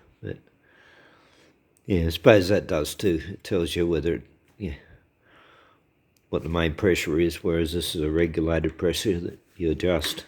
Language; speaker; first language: English; native; English